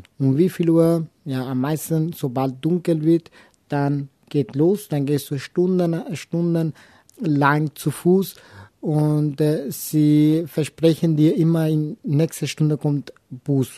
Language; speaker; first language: German; non-native, local second language; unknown